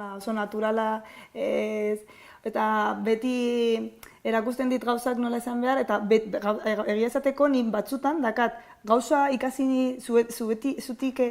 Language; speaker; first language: Basque; non-native, learner; Spanish